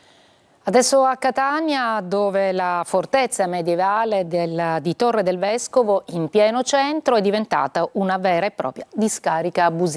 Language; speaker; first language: Italian; native; Italian